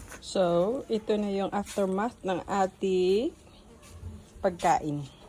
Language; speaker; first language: Filipino; non-native, local second language; Cebuano